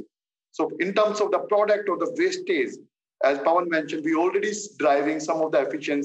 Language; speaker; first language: English; non-native, local second language; Hindi